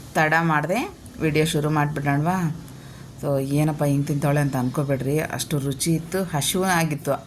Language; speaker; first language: Kannada; non-native, local second language; Telugu